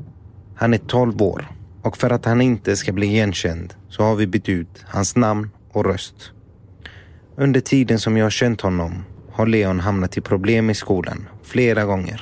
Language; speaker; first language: Swedish; native; Swedish